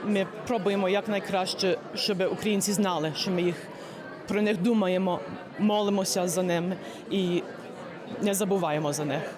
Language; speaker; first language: Ukrainian; early bilingual, heritage; English